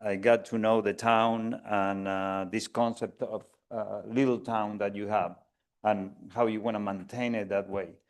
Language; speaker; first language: English; non-native, fluent; Spanish